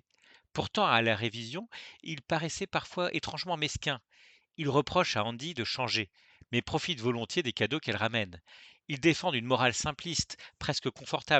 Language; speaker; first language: French; native; French